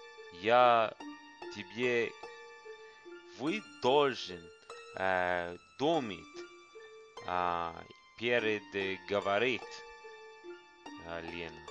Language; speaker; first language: Russian; non-native, learner; English